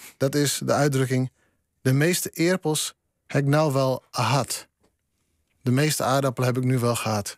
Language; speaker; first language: Dutch; non-native, local second language; Western Frisian